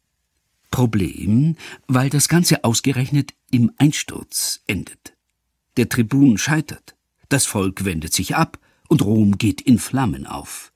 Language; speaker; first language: German; native; German